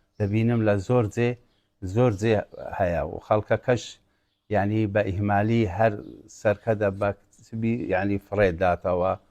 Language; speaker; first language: Central Kurdish; non-native, local second language; Assyrian Neo-Aramaic